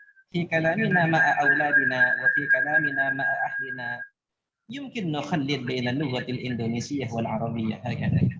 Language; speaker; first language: Arabic; non-native, fluent; Malay